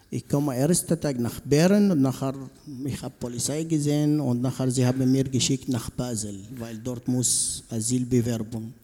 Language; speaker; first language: German; non-native, learner; Arabic